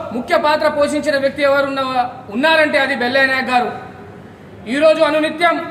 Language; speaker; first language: Telugu; non-native, local second language; Lambadi